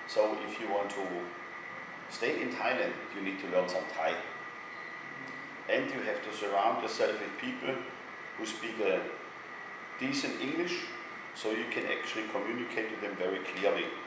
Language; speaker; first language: English; non-native, fluent; German